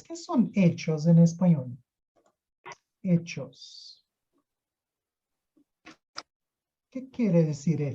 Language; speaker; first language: Spanish; non-native, fluent; Portuguese